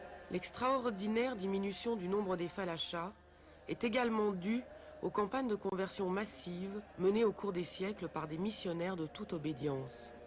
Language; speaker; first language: French; native; French